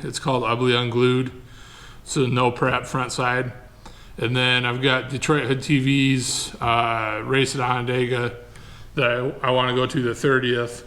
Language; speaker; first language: English; native; English